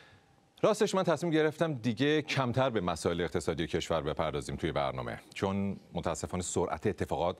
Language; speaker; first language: Persian; native; Persian